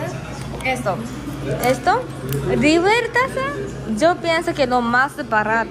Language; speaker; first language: Spanish; non-native, learner; Japanese